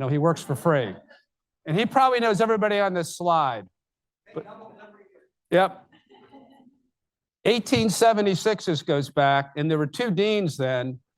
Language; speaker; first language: English; native; English